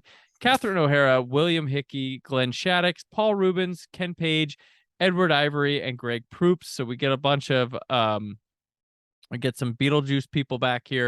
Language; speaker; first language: English; native; English